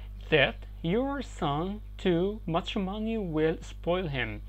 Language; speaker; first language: English; non-native, fluent; Arabic